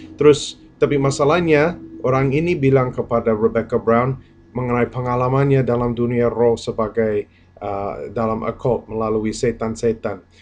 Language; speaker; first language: Indonesian; non-native, fluent; English